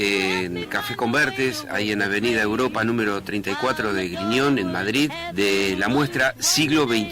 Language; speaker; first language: Spanish; native; Spanish